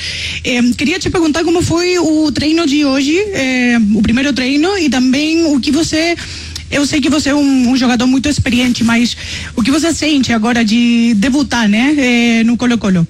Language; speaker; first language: Portuguese; non-native, fluent; Spanish